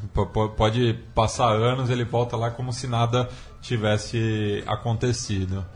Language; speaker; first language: Portuguese; native; Portuguese